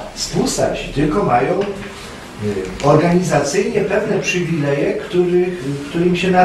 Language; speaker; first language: Polish; native; Polish